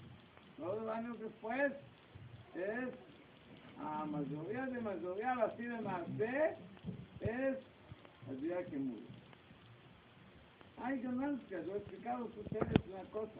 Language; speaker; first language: Spanish; non-native, learner; Hebrew